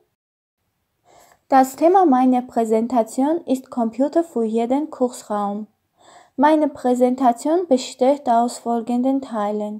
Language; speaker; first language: German; non-native, learner; Armenian